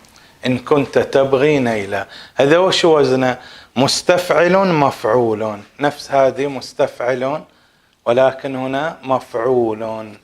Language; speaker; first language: Arabic; native; Arabic